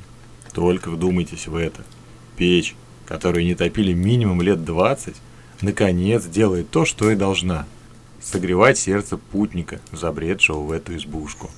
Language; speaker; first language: Russian; native; Russian